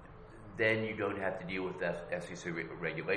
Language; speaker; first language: English; native; English